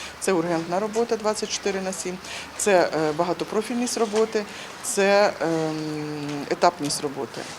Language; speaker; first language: Ukrainian; native; Ukrainian